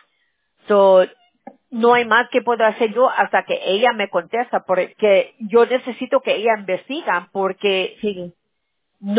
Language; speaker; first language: Spanish; early bilingual, heritage; Spanish